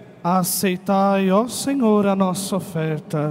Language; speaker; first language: Portuguese; native; Portuguese